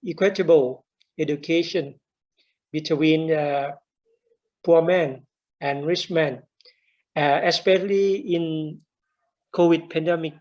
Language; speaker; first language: English; non-native, learner; Thai